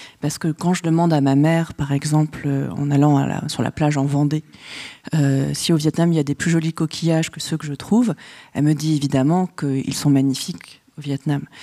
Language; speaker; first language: French; early bilingual, other home language; Vietnamese